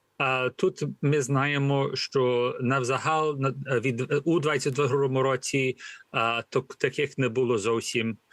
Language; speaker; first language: Ukrainian; early bilingual, heritage; Ukrainian